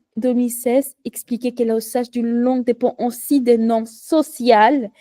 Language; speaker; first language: French; non-native, learner; Spanish